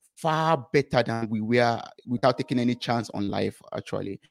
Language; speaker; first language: English; non-native, local second language; Yoruba